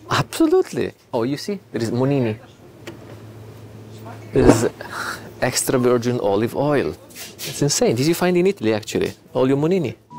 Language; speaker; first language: English; non-native, fluent; Italian